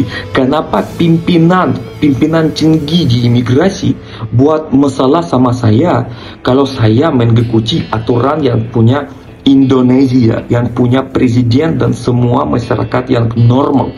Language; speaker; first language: Indonesian; non-native, learner; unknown